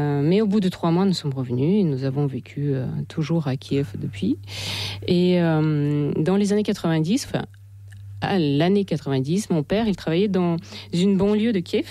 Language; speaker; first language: French; non-native, fluent; Russian